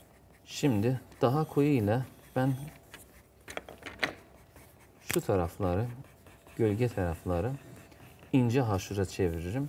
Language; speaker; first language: Turkish; non-native, fluent; Azerbaijani